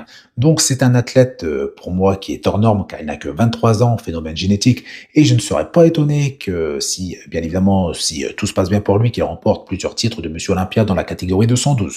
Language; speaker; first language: French; native; French